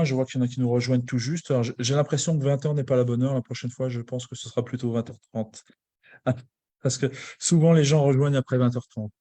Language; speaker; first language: French; native; French